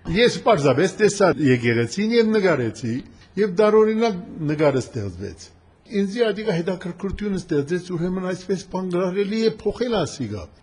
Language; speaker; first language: Armenian; early bilingual, heritage; Armenian